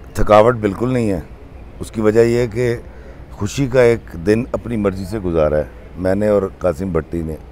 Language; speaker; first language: Urdu; non-native, local second language; Punjabi